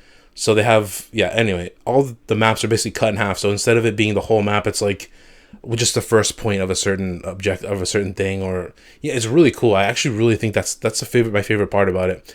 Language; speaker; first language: English; native; English